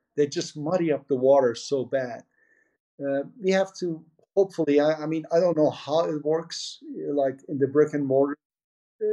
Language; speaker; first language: English; early bilingual, other home language; Persian